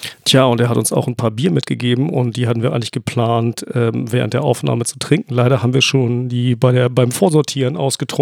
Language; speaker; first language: German; native; German